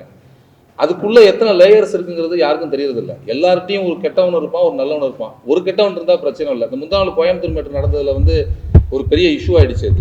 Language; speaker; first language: Tamil; native; Tamil